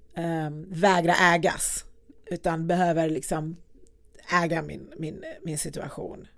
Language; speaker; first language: Swedish; early bilingual, other home language; Persian